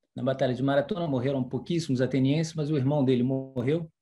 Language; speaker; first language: Portuguese; early bilingual, other home language; French